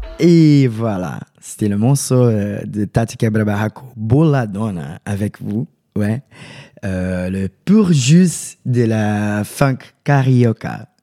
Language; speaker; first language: French; non-native, learner; Portuguese